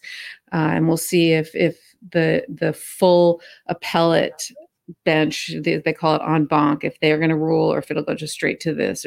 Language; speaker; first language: English; native; English